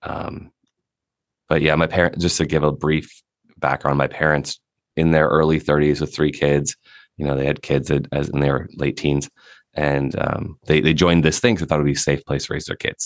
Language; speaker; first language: English; native; English